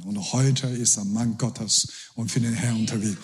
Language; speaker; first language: German; non-native, learner; Chinese